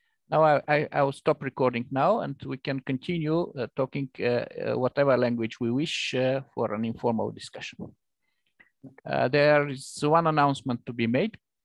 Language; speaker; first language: English; non-native, fluent; Bulgarian